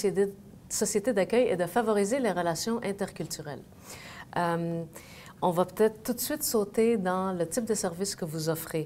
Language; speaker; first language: French; native; French